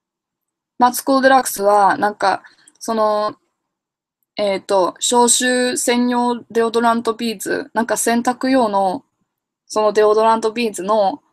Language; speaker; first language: Japanese; non-native, fluent; English